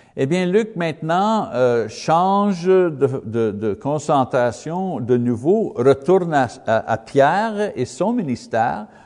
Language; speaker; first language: French; non-native, learner; English